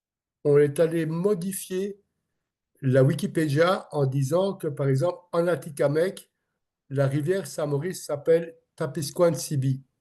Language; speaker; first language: French; non-native, local second language; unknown